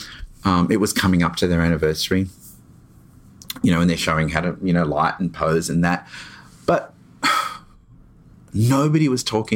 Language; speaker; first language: English; native; English